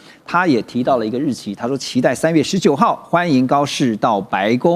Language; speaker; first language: Chinese; native; Chinese